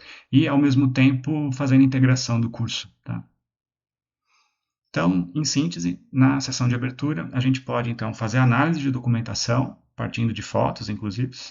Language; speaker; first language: Portuguese; native; Portuguese